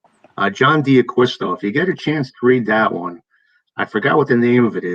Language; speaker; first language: English; native; English